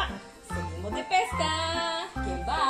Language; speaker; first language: Spanish; native; Spanish